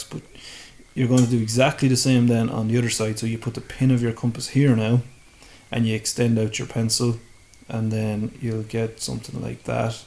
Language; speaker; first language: English; native; English